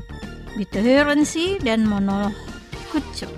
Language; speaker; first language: German; non-native, fluent; Indonesian